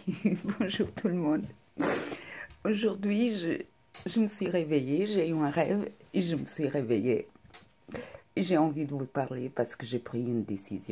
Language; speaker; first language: French; non-native, fluent; Portuguese